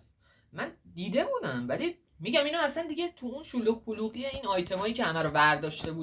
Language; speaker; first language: Persian; native; Persian